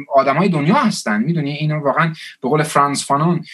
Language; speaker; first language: Persian; early bilingual, heritage; Persian